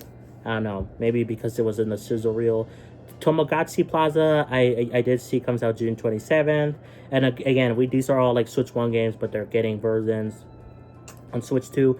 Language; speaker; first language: English; native; English